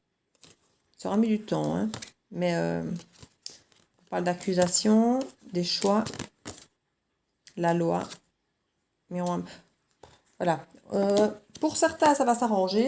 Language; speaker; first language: French; native; French